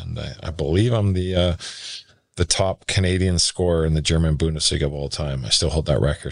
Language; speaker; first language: English; native; English